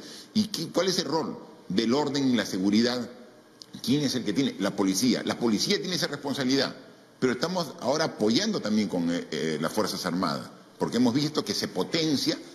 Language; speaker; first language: Spanish; native; Spanish